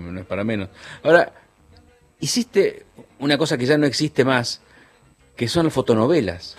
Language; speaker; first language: Spanish; native; Spanish